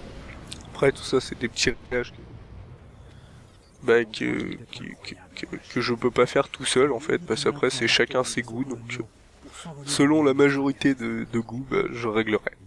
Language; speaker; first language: French; native; French